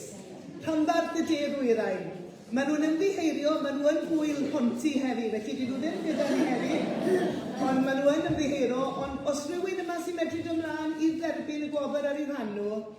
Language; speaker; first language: Welsh; native; Welsh